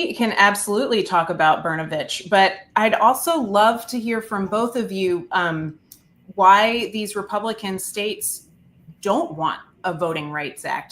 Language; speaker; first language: English; native; English